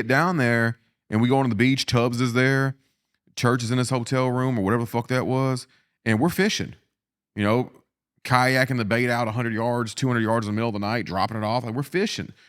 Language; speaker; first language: English; native; English